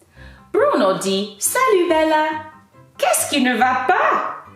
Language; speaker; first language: French; non-native, fluent; English